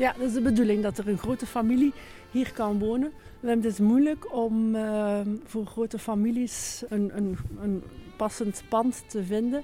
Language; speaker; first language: Dutch; native; Dutch